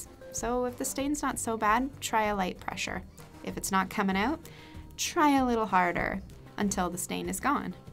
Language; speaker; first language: English; native; English